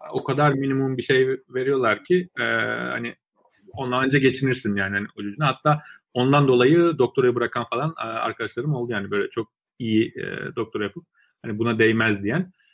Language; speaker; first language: Turkish; early bilingual, other home language; Azerbaijani